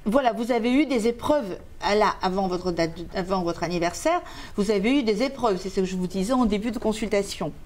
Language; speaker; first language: French; native; French